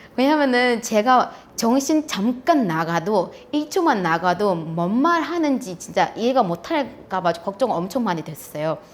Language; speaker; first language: Korean; non-native, fluent; Burmese